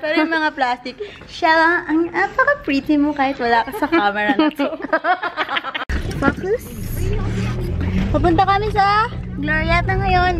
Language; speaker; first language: Filipino; native; Filipino